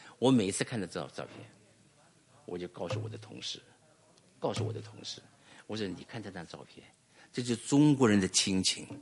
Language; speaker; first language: Chinese; native; Chinese